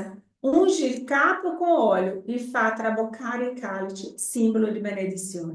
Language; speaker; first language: Italian; non-native, fluent; Portuguese